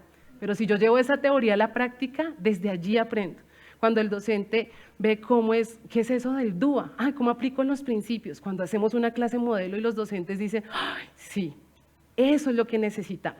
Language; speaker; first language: Spanish; native; Spanish